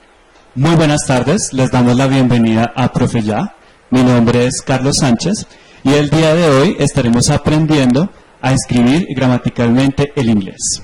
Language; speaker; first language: Spanish; native; Spanish